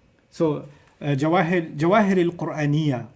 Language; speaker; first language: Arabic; non-native, fluent; English